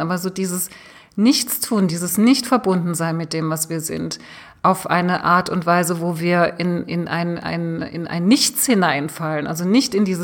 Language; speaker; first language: German; native; German